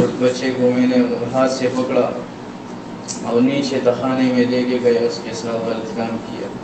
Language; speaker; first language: Hindi; non-native, local second language; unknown